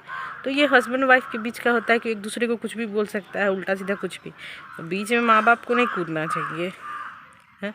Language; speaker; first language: Hindi; native; Hindi